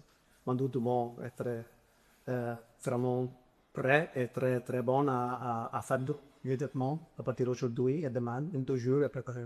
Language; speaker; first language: French; non-native, fluent; Italian